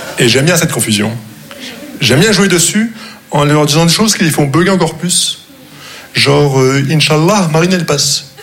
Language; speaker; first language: French; non-native, local second language; Arabic